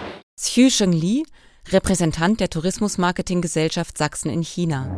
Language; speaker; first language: German; native; German